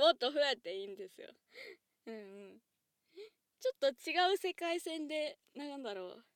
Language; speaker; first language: Japanese; native; Japanese